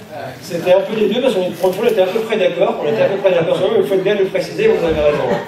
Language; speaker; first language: French; native; French